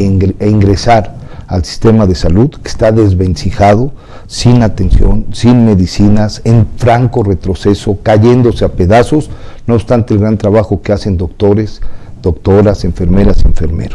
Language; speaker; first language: Spanish; native; Spanish